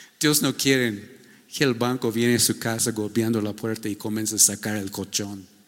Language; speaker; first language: Spanish; non-native, fluent; English